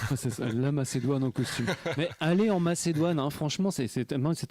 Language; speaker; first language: French; native; French